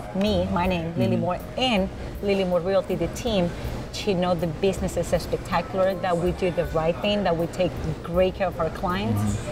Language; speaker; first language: English; non-native, fluent; Spanish